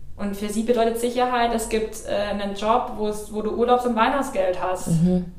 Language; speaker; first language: German; native; German